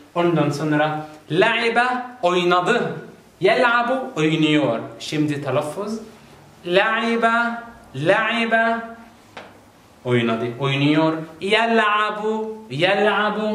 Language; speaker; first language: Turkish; non-native, learner; Arabic